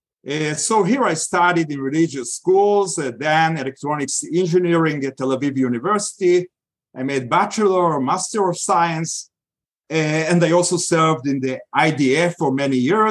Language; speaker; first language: English; non-native, fluent; Yiddish